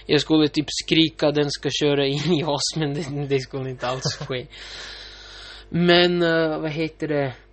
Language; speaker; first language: Swedish; non-native, local second language; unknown